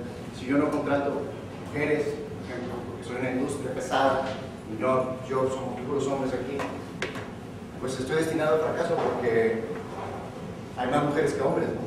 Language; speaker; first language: Spanish; native; Spanish